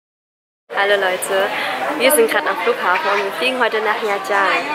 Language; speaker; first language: German; non-native, fluent; Vietnamese